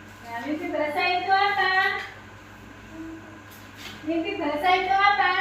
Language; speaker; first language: Indonesian; native; Indonesian